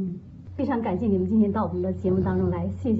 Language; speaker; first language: Chinese; native; Chinese